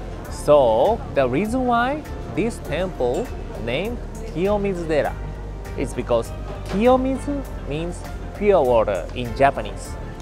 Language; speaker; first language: English; non-native, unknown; Japanese